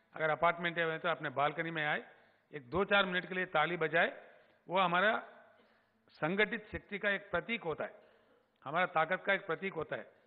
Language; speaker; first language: Hindi; non-native, local second language; Telugu